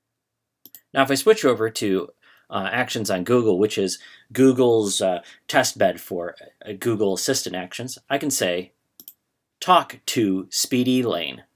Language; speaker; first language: English; native; English